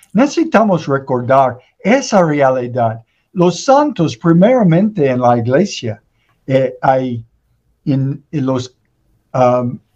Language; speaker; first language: Spanish; non-native, learner; English